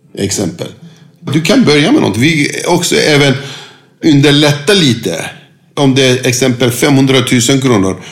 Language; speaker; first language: Swedish; non-native, fluent; Turkish